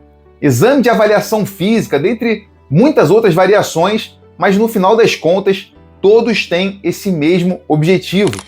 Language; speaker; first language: Portuguese; native; Portuguese